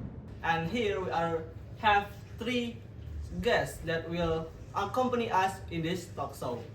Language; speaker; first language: English; non-native, learner; Indonesian